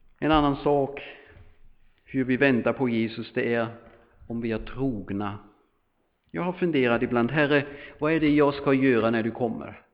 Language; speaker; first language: Swedish; non-native, fluent; German